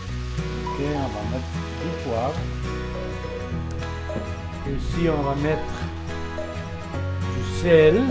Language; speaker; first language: French; non-native, fluent; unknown